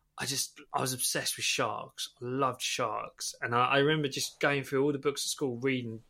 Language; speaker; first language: English; native; English